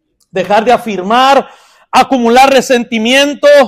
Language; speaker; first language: Spanish; native; Spanish